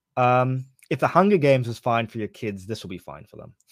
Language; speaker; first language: English; native; English